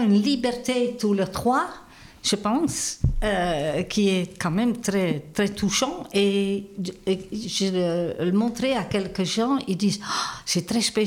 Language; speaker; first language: French; non-native, learner; Dutch